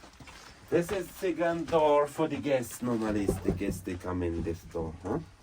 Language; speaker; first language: English; non-native, learner; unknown